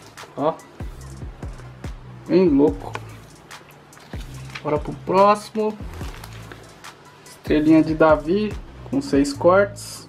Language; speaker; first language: Portuguese; native; Portuguese